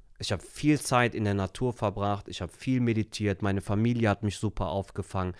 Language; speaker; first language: German; early bilingual, other home language; Turkish